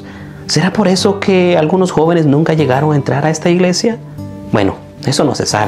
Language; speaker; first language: Spanish; native; Spanish